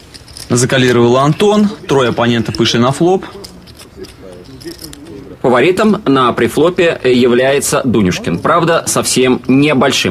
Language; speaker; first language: Russian; native; Russian